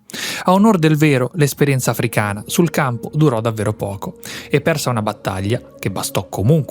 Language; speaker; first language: Italian; native; Italian